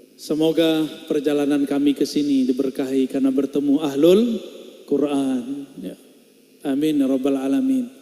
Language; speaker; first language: Indonesian; non-native, local second language; Minangkabau